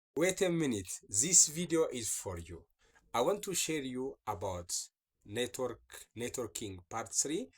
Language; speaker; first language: English; non-native, local second language; Amharic